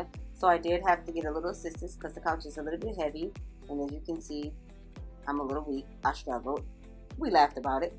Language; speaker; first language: English; native; English